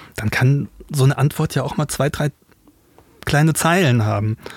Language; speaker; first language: German; native; German